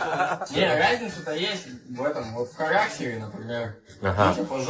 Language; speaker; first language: Russian; native; Russian